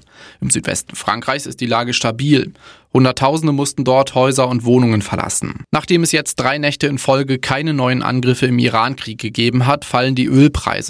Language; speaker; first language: German; native; German